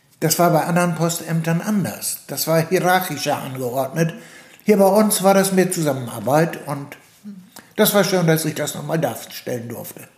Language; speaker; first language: German; native; German